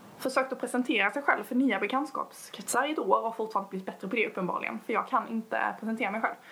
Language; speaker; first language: Swedish; native; Swedish